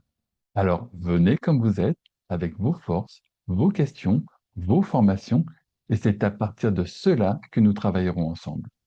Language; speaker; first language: French; native; French